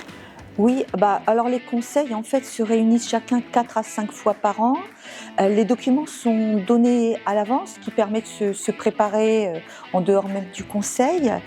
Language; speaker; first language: French; native; French